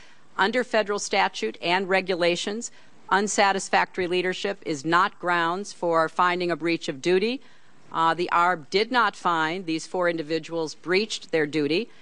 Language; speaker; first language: English; native; English